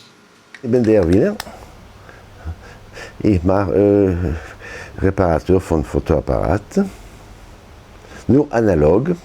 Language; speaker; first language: German; non-native, learner; French